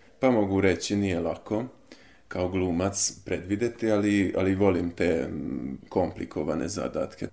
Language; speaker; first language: Serbian; non-native, local second language; Hungarian